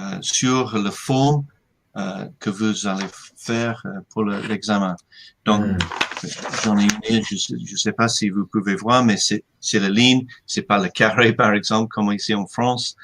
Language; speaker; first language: French; non-native, fluent; English